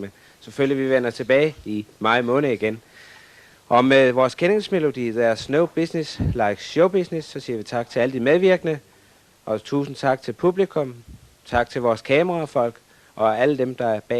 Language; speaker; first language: Danish; native; Danish